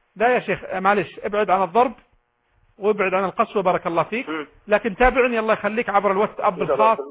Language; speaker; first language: Arabic; native; Arabic